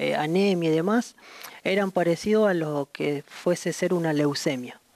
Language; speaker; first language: Spanish; native; Spanish